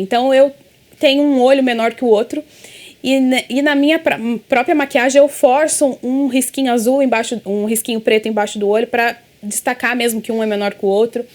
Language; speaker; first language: Portuguese; native; Portuguese